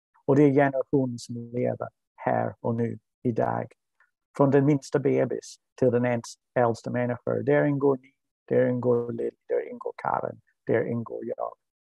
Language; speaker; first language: Swedish; non-native, fluent; English